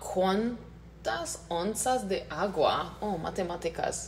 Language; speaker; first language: Spanish; non-native, learner; English